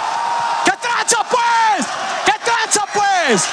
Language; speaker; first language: Spanish; native; Spanish